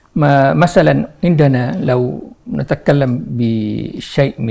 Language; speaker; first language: Arabic; non-native, fluent; Malay